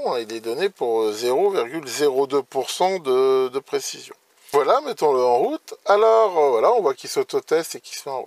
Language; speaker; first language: French; native; French